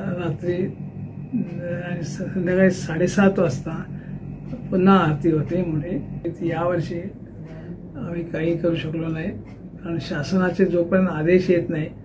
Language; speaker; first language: Marathi; native; Marathi